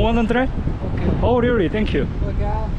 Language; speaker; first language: English; non-native, learner; Korean